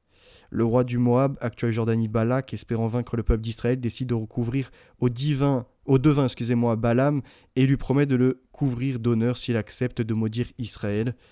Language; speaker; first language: French; native; French